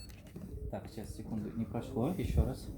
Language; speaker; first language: Russian; native; Russian